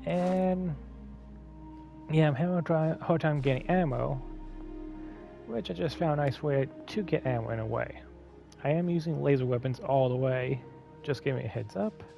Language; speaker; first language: English; native; English